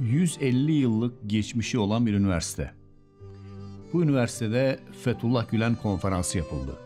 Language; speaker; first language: Turkish; native; Turkish